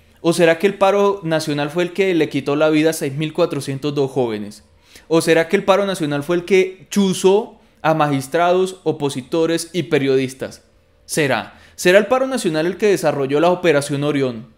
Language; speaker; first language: Spanish; native; Spanish